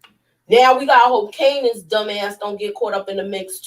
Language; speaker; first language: English; native; English